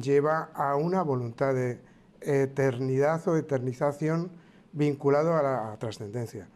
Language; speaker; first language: Spanish; native; Spanish